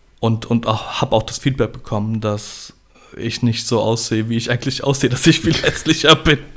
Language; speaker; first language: German; early bilingual, other home language; Polish